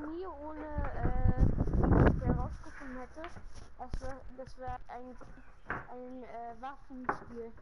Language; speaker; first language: German; native; German